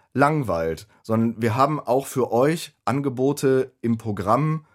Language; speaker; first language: German; native; German